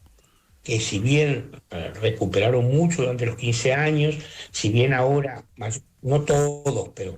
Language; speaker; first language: Spanish; native; Spanish